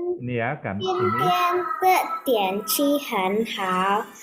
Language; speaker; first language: Chinese; non-native, learner; Indonesian